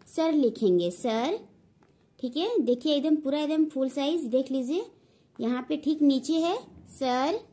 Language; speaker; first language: Hindi; native; Hindi